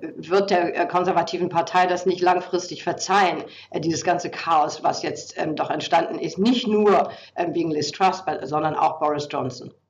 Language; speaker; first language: German; native; German